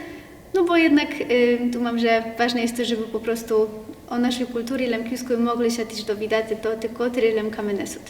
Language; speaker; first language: Polish; non-native, local second language; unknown